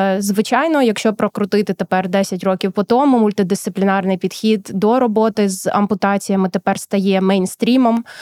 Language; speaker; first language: Ukrainian; early bilingual, heritage; Ukrainian